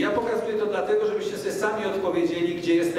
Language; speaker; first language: Russian; non-native, learner; Polish